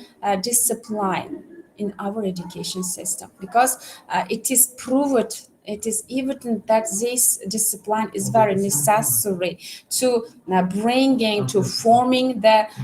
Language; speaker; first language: English; non-native, fluent; Uzbek